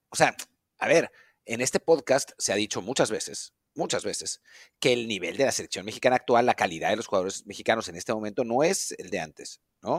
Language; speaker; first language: Spanish; native; Spanish